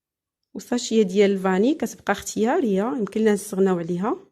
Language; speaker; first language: Arabic; native; Arabic